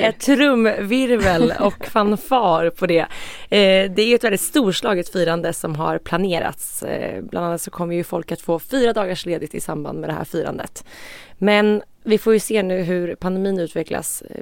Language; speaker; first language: Swedish; native; Swedish